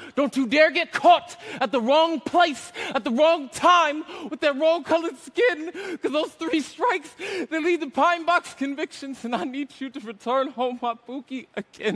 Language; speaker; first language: English; native; English